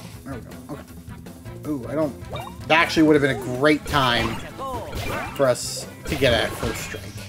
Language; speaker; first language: English; native; English